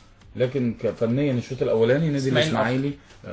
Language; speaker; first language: Arabic; native; Arabic